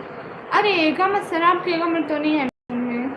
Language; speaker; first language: Hindi; non-native, local second language; Punjabi